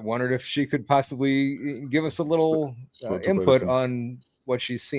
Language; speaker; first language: English; native; English